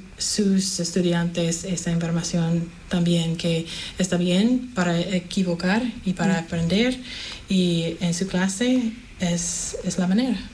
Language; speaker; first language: Spanish; non-native, fluent; English